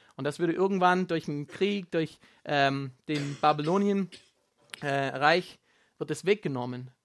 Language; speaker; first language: German; non-native, fluent; Afrikaans